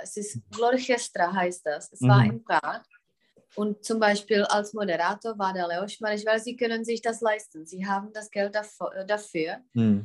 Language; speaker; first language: German; non-native, fluent; Czech